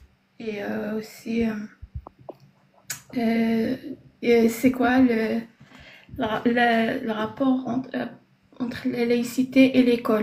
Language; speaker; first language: French; non-native, learner; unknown